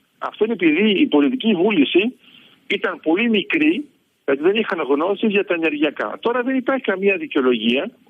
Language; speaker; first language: Greek; early bilingual, heritage; Greek